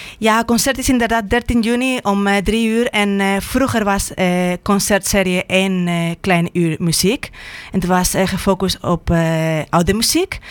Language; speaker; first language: Dutch; non-native, fluent; Spanish